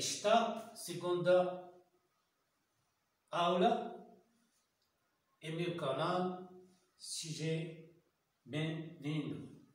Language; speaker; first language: Portuguese; non-native, learner; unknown